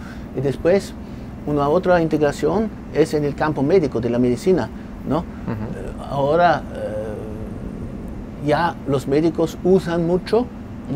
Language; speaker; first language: Spanish; non-native, fluent; German